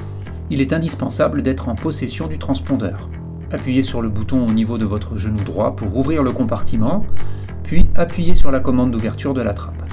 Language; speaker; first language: French; native; French